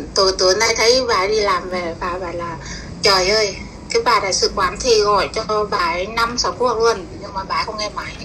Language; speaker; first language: Vietnamese; non-native, local second language; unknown